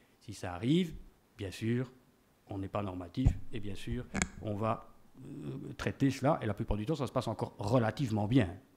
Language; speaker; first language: French; native; French